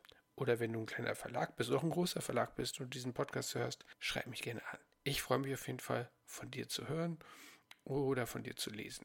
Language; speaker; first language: German; native; German